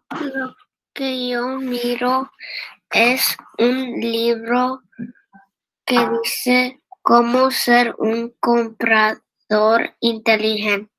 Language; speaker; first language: Spanish; early bilingual, heritage; Spanish